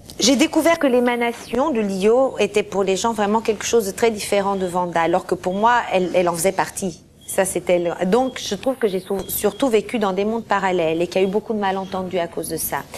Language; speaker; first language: French; early bilingual, other home language; Portuguese